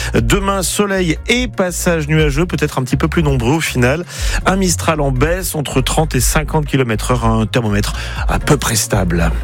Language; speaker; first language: French; native; French